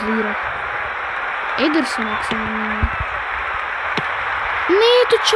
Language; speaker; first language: Slovak; native; Slovak